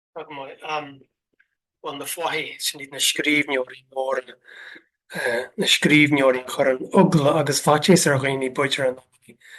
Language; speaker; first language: Irish; native; Irish